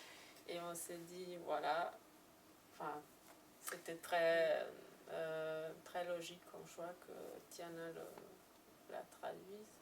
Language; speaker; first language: French; non-native, fluent; Serbian